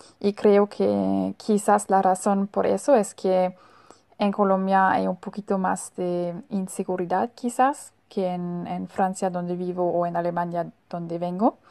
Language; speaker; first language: Spanish; non-native, fluent; German